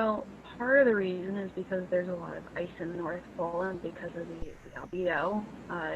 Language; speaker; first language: English; native; English